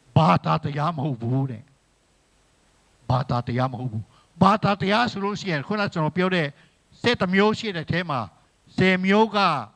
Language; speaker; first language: Burmese; non-native, local second language; Tedim Chin